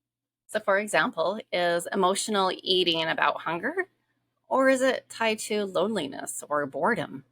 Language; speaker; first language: English; native; English